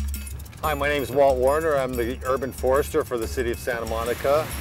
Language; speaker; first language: English; native; English